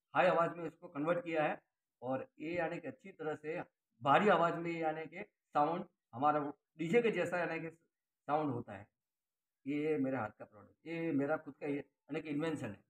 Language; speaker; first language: Hindi; non-native, local second language; Gujarati